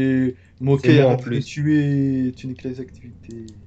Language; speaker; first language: French; native; French